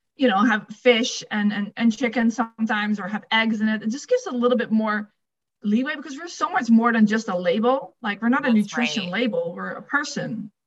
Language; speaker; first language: English; non-native, fluent; Dutch